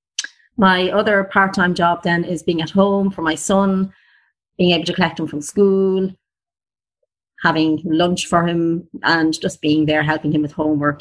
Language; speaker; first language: English; native; English